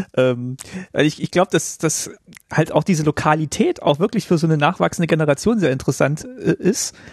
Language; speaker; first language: German; native; German